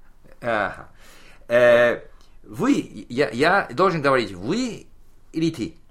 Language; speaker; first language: Russian; non-native, learner; English